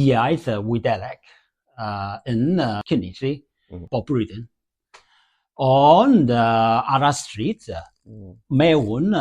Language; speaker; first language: Welsh; non-native, learner; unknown